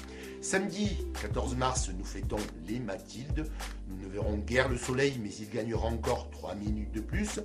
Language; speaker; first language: French; native; French